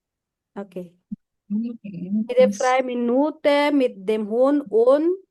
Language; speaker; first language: German; non-native, fluent; Filipino